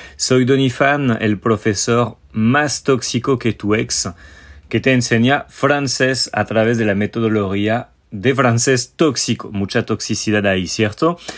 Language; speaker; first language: Spanish; non-native, fluent; French